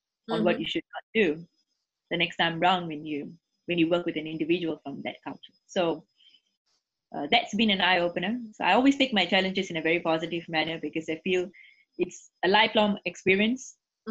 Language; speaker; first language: English; native; English